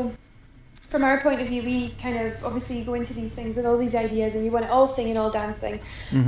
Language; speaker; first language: English; native; English